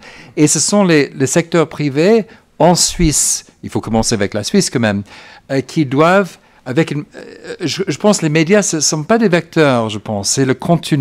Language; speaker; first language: French; non-native, fluent; English